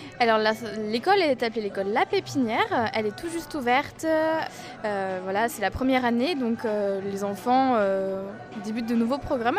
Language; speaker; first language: French; native; French